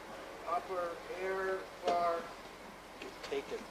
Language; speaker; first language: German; non-native, learner; English